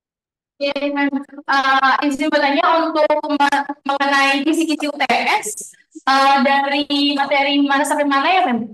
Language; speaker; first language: Indonesian; native; Indonesian